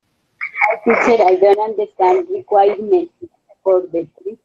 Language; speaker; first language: English; non-native, learner; Spanish